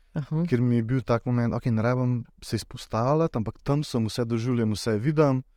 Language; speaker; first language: Slovenian; native; Slovenian